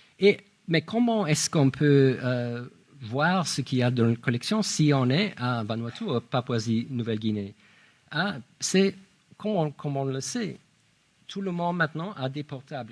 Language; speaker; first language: French; non-native, fluent; English